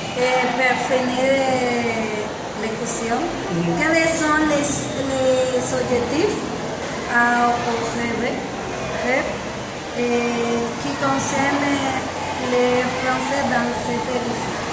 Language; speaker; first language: French; non-native, learner; Spanish